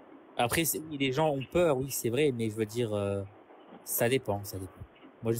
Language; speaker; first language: French; native; French